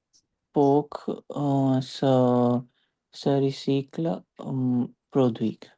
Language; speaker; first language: French; non-native, learner; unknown